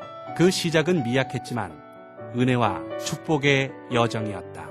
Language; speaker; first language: Korean; native; Korean